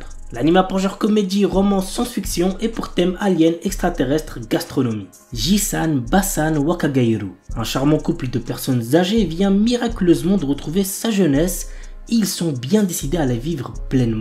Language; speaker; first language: French; native; French